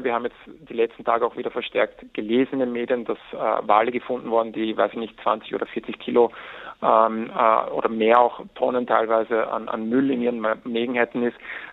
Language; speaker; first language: German; native; German